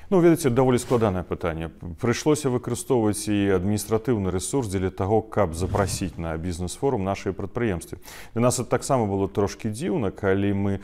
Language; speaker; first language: Belarusian; non-native, local second language; Russian